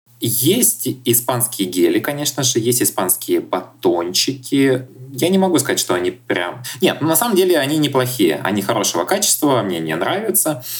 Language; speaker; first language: Russian; native; Russian